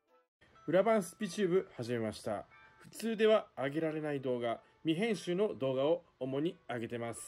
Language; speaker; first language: Japanese; native; Japanese